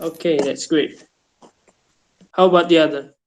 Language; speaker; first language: English; non-native, fluent; Indonesian